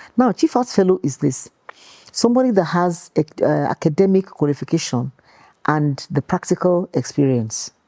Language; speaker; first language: English; non-native, local second language; Yoruba